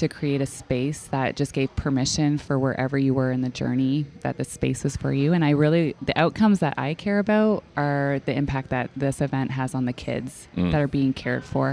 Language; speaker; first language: English; native; English